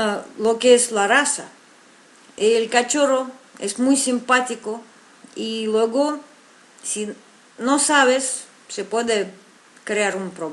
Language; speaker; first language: Spanish; non-native, fluent; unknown